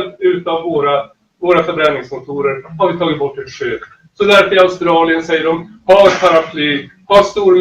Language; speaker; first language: Swedish; native; Swedish